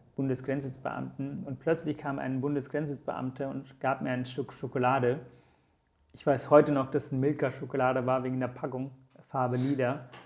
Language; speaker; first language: German; non-native, fluent; Tamil